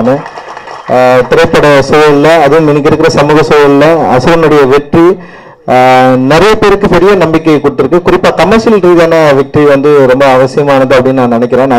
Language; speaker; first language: Tamil; native; Tamil